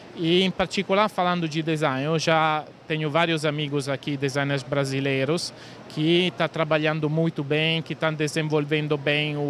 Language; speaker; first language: Portuguese; non-native, fluent; Italian